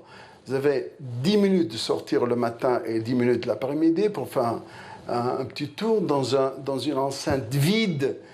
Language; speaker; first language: French; non-native, local second language; Arabic